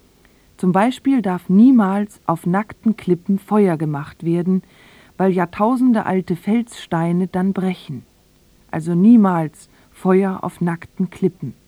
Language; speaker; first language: German; native; German